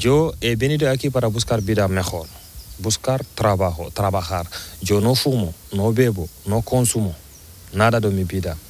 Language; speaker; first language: Spanish; non-native, learner; Fula